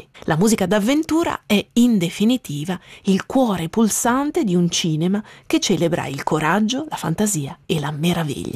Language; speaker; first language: Italian; native; Italian